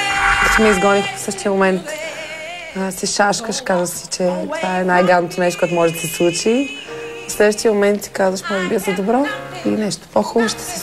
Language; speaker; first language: Bulgarian; native; Bulgarian